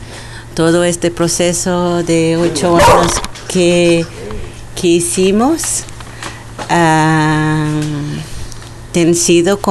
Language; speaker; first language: Spanish; non-native, learner; Portuguese